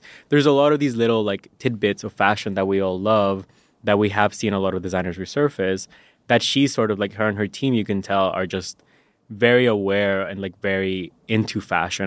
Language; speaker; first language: English; non-native, fluent; Spanish